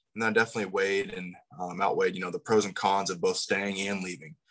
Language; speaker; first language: English; native; English